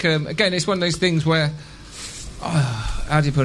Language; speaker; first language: English; native; English